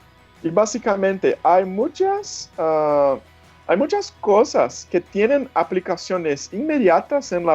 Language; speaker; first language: Spanish; non-native, fluent; Portuguese